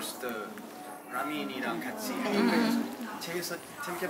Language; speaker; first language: Korean; early bilingual, heritage; English